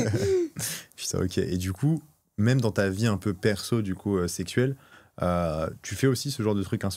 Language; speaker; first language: French; native; French